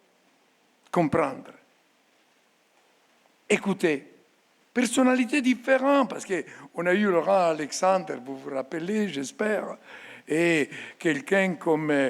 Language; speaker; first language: French; non-native, fluent; Italian